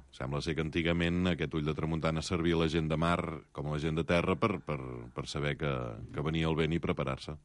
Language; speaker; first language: Catalan; native; Catalan